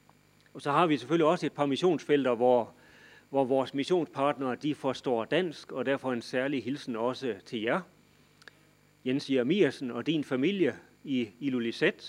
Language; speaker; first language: Danish; native; Danish